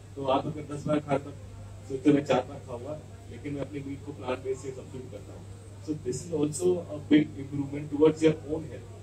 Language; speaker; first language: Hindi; non-native, local second language; Marathi